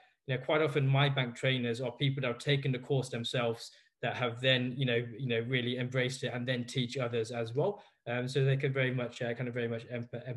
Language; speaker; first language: English; native; English